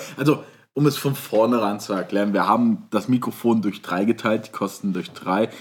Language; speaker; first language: German; early bilingual, other home language; Turkish